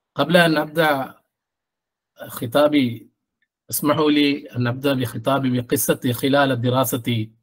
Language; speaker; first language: Arabic; non-native, learner; Malayalam